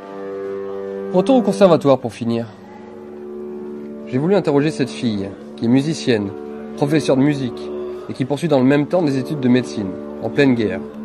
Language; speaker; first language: French; native; French